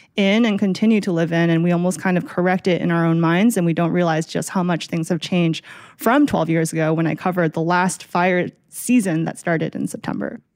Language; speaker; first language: English; native; English